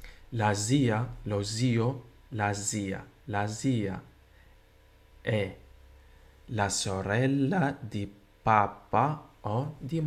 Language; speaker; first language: Italian; non-native, learner; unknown